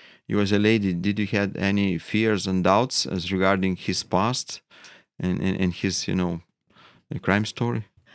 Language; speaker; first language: English; non-native, fluent; Lithuanian